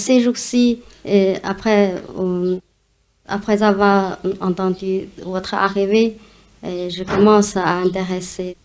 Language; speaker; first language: French; non-native, fluent; Chinese